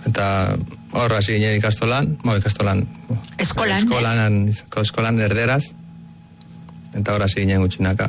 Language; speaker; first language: Basque; early bilingual, other home language; Arabic